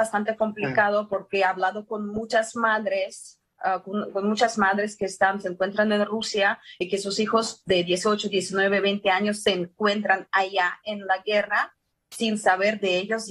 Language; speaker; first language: Spanish; early bilingual, heritage; Russian